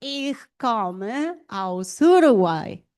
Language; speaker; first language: German; non-native, learner; Spanish